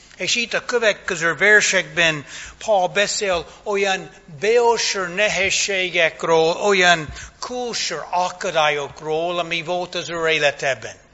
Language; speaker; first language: Hungarian; non-native, fluent; English